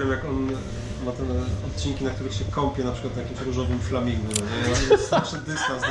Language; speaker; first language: Polish; native; Polish